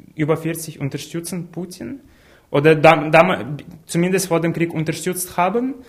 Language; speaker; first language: German; non-native, fluent; Ukrainian